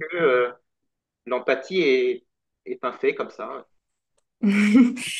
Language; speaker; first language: French; native; French